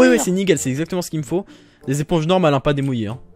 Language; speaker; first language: French; native; French